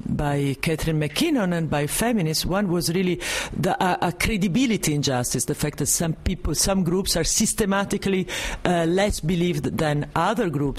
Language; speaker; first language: English; non-native, fluent; Italian